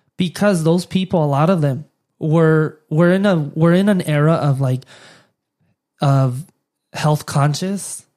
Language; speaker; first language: English; early bilingual, other home language; Spanish